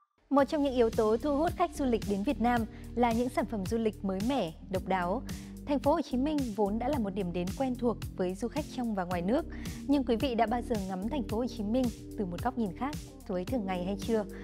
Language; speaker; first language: Vietnamese; native; Vietnamese